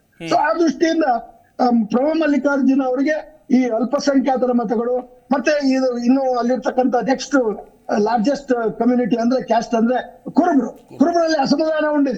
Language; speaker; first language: Kannada; native; Kannada